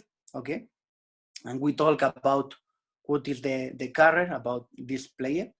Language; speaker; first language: English; non-native, learner; Spanish